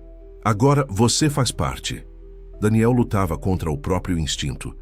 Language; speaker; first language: Portuguese; native; Portuguese